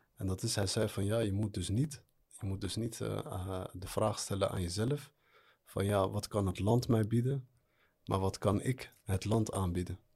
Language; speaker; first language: Dutch; early bilingual, other home language; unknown